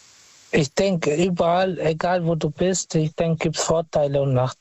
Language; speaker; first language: German; non-native, fluent; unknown